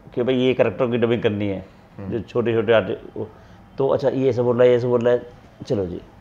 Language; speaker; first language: Hindi; native; Hindi